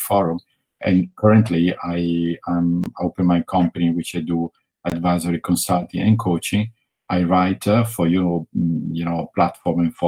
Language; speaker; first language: English; non-native, fluent; Italian